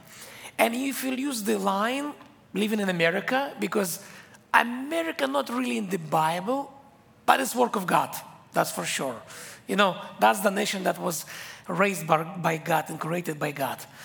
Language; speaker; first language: English; non-native, fluent; Hebrew